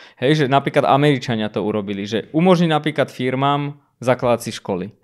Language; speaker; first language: Slovak; early bilingual, other home language; Armenian